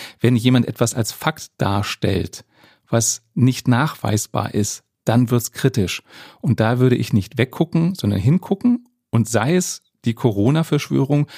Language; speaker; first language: German; native; German